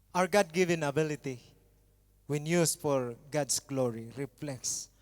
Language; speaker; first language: English; non-native, local second language; Filipino